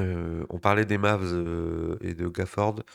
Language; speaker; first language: French; native; French